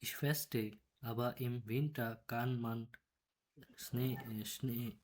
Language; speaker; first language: German; non-native, learner; Bangla